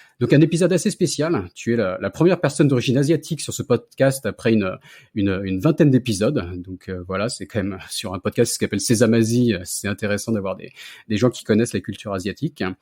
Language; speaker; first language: French; native; French